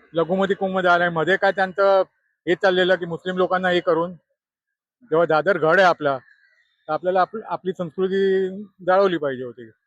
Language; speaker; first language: Marathi; native; Marathi